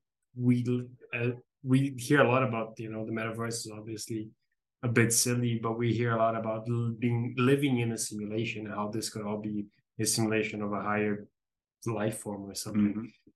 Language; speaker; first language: English; non-native, fluent; Portuguese